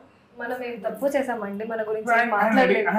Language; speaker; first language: Telugu; non-native, fluent; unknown